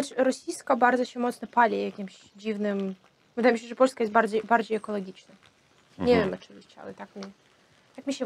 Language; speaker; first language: Polish; non-native, fluent; Russian